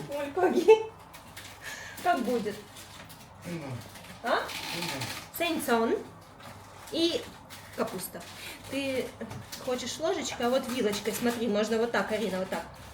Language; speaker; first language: Russian; native; Russian